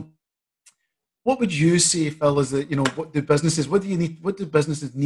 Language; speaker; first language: English; native; English